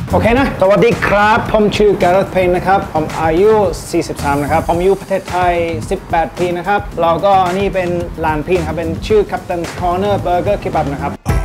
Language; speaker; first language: Thai; non-native, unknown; English